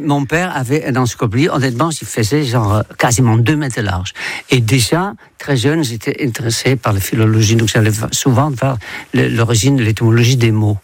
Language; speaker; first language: French; non-native, fluent; Dutch